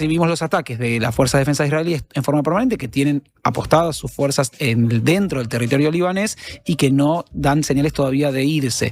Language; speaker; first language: Spanish; native; Spanish